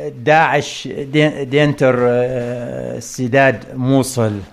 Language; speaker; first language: Portuguese; non-native, learner; Arabic